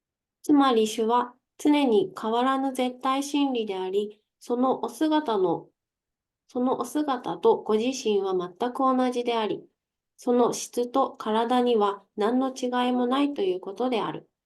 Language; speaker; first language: Japanese; native; Japanese